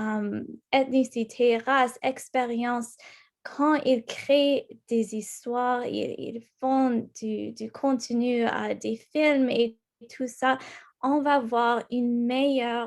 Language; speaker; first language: French; non-native, local second language; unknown